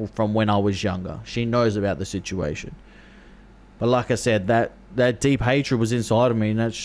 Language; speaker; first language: English; native; English